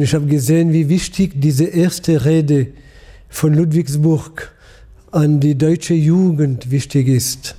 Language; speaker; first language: German; non-native, fluent; French